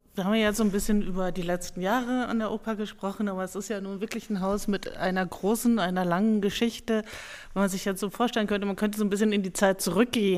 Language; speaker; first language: German; native; German